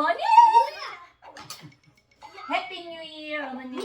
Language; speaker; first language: Korean; non-native, learner; Filipino